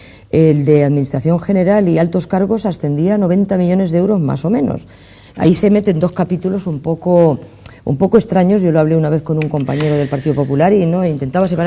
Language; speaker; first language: Spanish; native; Spanish